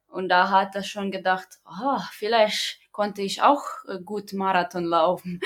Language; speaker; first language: German; non-native, fluent; Croatian